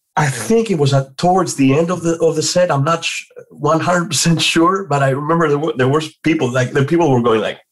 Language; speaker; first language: English; non-native, fluent; Greek